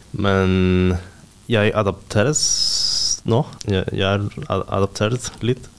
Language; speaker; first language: Norwegian; non-native, learner; Spanish